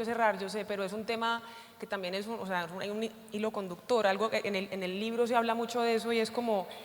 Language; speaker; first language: Spanish; native; Spanish